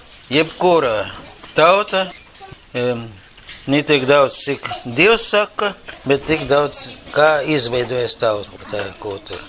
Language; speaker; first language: Latvian; non-native, local second language; Russian